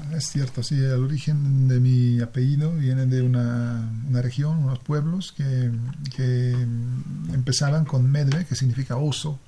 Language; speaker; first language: Spanish; non-native, fluent; Hungarian